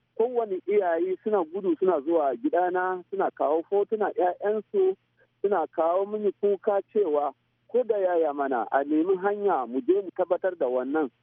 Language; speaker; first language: Hausa; non-native, local second language; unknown